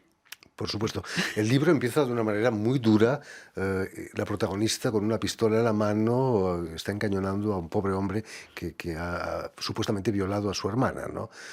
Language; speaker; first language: Spanish; native; Spanish